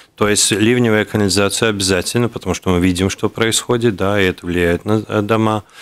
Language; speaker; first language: Russian; non-native, local second language; Latvian